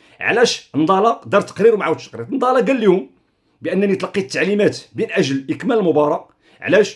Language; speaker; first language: Arabic; native; Arabic